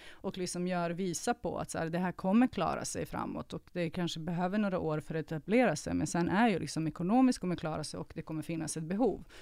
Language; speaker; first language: Swedish; early bilingual, other home language; Serbian